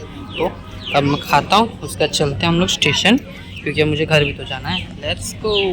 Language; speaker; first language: Hindi; native; Hindi